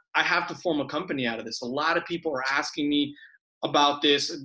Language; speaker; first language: English; early bilingual, other home language; Spanish